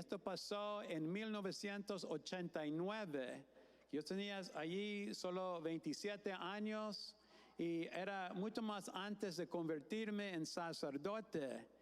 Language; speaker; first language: Spanish; non-native, fluent; English